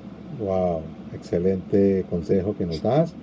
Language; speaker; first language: Spanish; native; Spanish